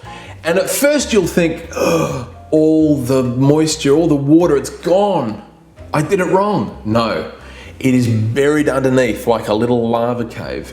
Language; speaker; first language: English; native; English